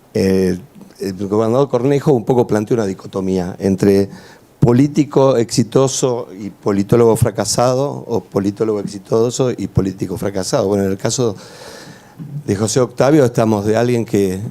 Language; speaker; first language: Spanish; native; Spanish